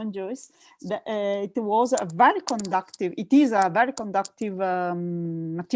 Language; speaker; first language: English; non-native, learner; Italian